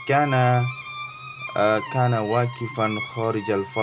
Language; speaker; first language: Arabic; non-native, fluent; Indonesian